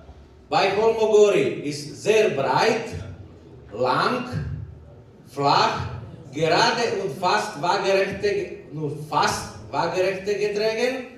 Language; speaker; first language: German; non-native, learner; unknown